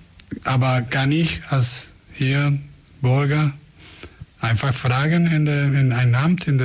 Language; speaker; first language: German; non-native, fluent; Spanish